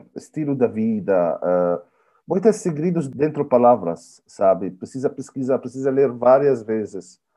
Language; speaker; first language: Portuguese; non-native, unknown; Arabic